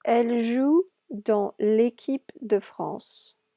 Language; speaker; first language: French; non-native, fluent; English